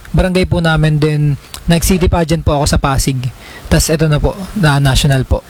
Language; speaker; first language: Filipino; native; Filipino